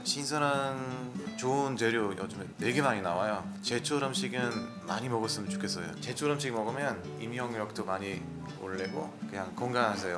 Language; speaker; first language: Korean; non-native, fluent; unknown